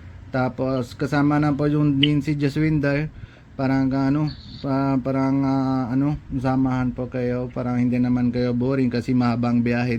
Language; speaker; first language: Filipino; non-native, learner; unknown